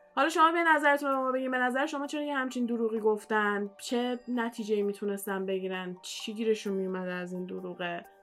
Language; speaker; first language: Persian; native; Persian